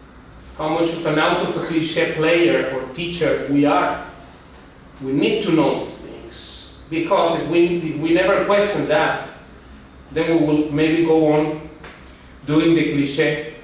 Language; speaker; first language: English; non-native, fluent; Spanish